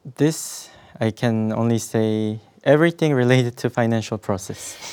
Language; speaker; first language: English; non-native, fluent; Korean